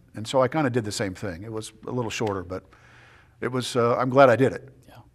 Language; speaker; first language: English; native; English